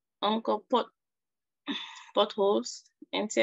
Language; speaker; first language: Finnish; non-native, learner; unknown